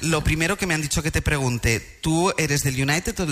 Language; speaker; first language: Spanish; native; Spanish